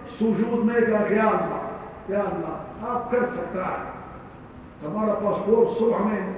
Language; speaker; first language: Urdu; non-native, learner; Arabic